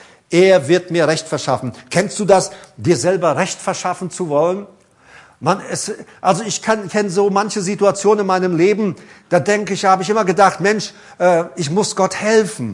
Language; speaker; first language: German; native; German